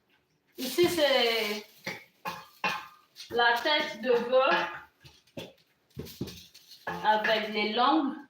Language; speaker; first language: French; non-native, learner; English